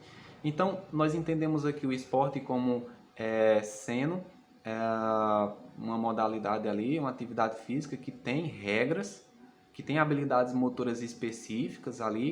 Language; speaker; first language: Portuguese; native; Portuguese